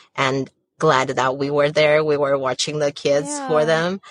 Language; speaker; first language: English; non-native, fluent; Chinese